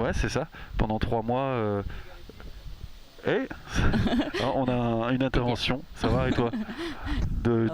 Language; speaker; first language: French; native; French